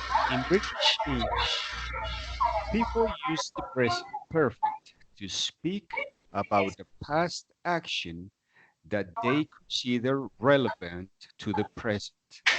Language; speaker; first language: English; non-native, fluent; Spanish